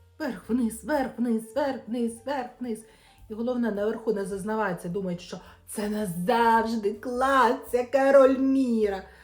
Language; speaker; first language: Ukrainian; non-native, local second language; Russian